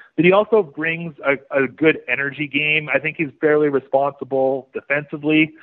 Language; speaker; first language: English; native; English